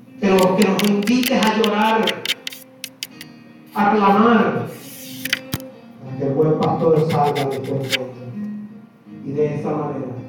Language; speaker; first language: Spanish; native; Spanish